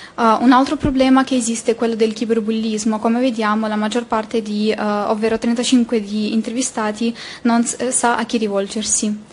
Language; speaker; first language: Italian; non-native, fluent; Ukrainian